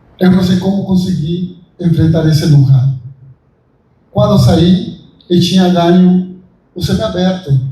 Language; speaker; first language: Portuguese; non-native, fluent; Spanish